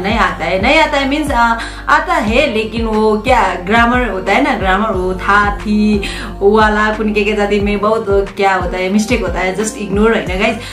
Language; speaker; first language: Hindi; non-native, local second language; Nepali